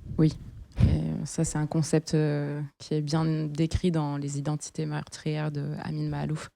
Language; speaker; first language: French; native; French